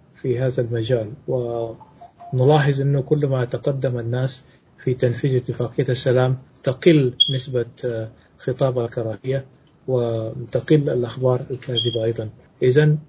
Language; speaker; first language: Arabic; native; Arabic